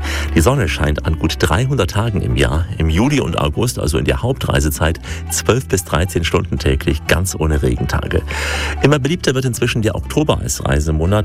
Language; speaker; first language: German; native; German